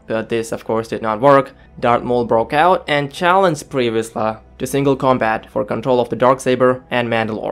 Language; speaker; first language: English; native; English